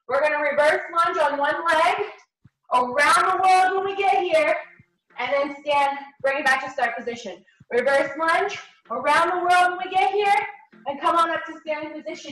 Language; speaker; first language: English; native; English